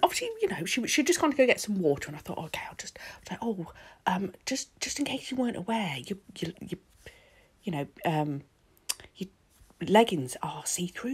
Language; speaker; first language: English; native; English